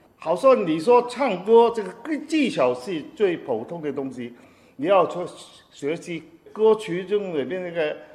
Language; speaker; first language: Chinese; non-native, fluent; Cantonese